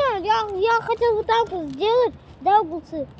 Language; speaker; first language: Russian; native; Russian